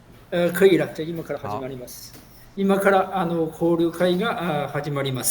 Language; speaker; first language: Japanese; non-native, fluent; Chinese